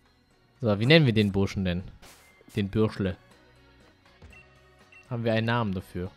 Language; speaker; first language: German; native; German